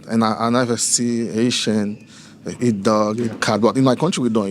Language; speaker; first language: English; non-native, learner; Haitian Creole